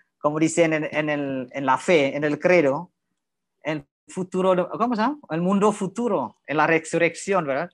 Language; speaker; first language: Spanish; non-native, learner; Indonesian